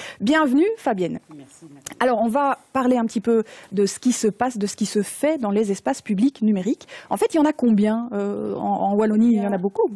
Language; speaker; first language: French; native; French